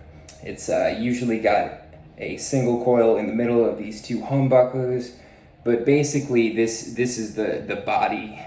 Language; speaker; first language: English; native; English